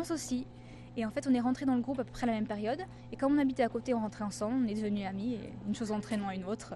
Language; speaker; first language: French; native; French